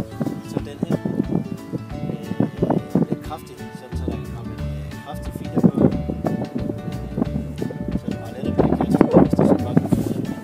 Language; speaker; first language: Danish; native; Danish